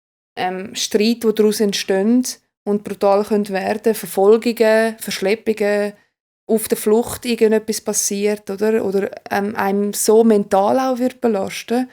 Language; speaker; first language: German; native; German